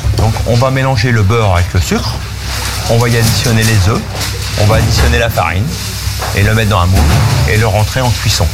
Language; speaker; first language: French; native; French